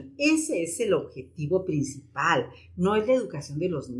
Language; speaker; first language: Spanish; native; Spanish